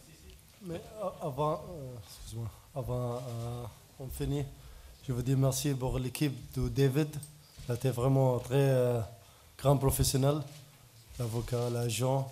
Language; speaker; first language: French; non-native, learner; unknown